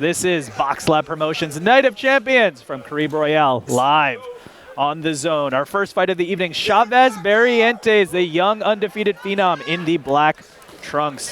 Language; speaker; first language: English; native; English